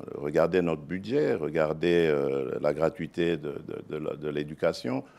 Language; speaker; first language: French; non-native, local second language; Luba-Lulua